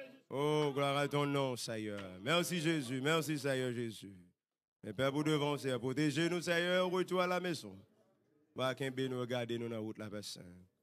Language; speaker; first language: French; native; French